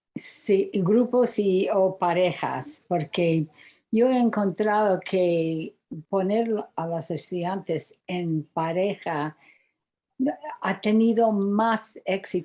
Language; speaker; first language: Spanish; non-native, fluent; English